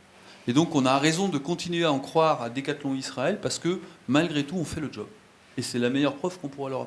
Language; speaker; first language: French; native; French